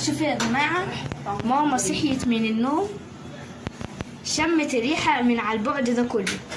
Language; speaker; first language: Arabic; native; Arabic